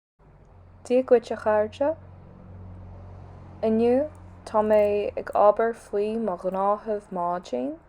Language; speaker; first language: Irish; non-native, learner; English